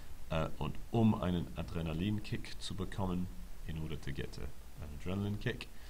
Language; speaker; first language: German; non-native, fluent; English